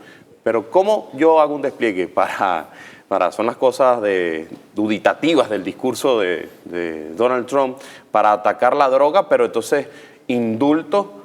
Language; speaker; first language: Spanish; native; Spanish